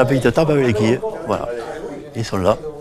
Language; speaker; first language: French; native; French